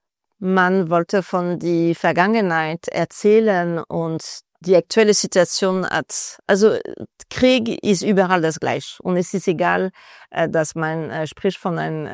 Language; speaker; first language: German; non-native, fluent; French